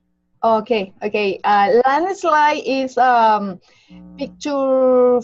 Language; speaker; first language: English; non-native, learner; Spanish